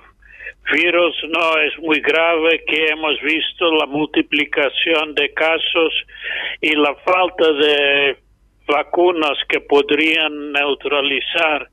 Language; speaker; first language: Spanish; non-native, fluent; English